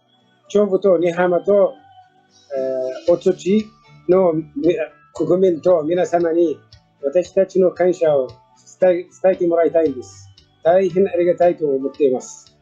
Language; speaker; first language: Japanese; non-native, learner; Arabic